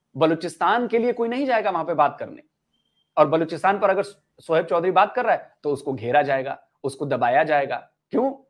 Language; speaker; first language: Hindi; native; Hindi